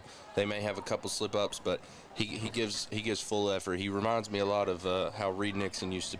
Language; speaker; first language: English; native; English